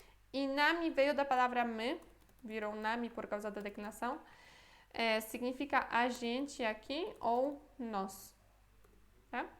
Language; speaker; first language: Portuguese; non-native, fluent; Polish